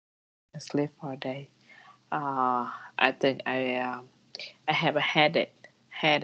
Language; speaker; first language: English; non-native, learner; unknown